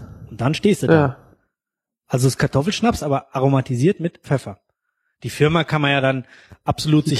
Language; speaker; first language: German; native; German